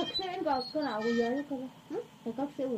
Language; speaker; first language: Spanish; non-native, local second language; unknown